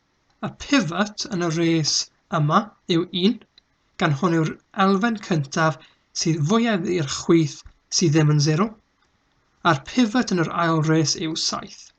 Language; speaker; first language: Welsh; native; Welsh